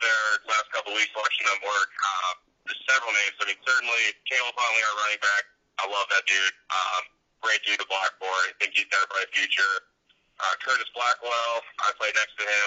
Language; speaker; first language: English; native; English